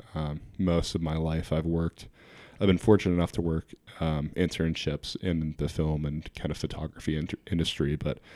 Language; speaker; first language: English; native; English